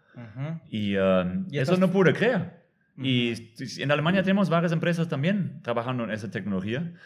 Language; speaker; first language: Spanish; non-native, fluent; German